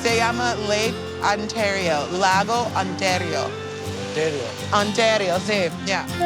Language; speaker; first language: Spanish; non-native, learner; English